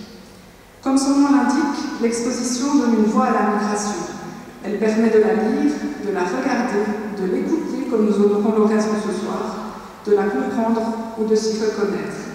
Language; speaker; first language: French; native; French